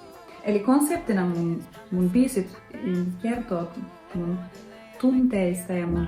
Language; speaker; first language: Finnish; non-native, fluent; Turkish